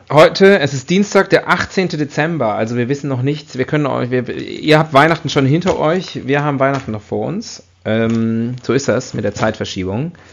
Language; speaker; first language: German; native; German